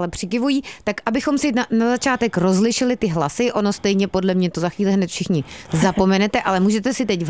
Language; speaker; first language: Czech; native; Czech